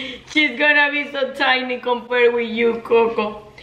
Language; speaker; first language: English; non-native, fluent; Spanish